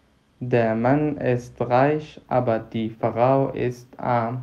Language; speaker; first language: German; non-native, fluent; Pashto